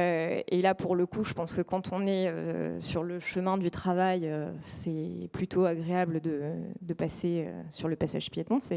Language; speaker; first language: French; native; French